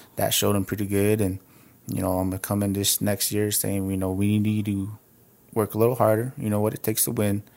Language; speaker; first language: English; native; English